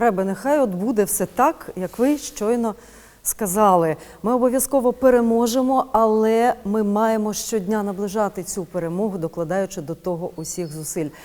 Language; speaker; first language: Ukrainian; native; Ukrainian